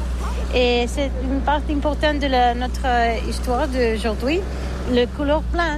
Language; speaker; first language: French; non-native, learner; Catalan